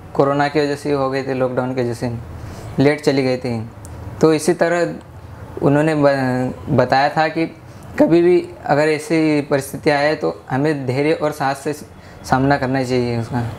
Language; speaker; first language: Hindi; native; Hindi